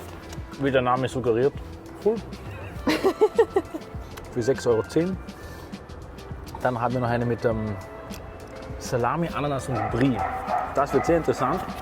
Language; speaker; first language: German; native; German